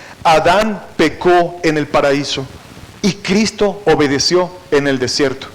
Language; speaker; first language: Spanish; native; Spanish